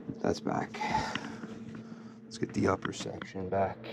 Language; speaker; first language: English; native; English